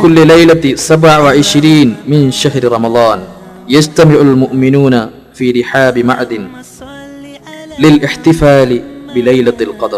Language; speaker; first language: Arabic; non-native, fluent; Malayalam